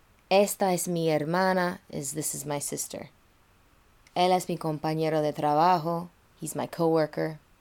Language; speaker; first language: Spanish; non-native, fluent; English